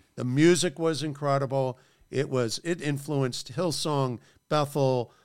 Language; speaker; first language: English; native; English